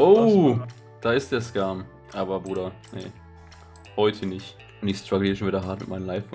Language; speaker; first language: German; native; German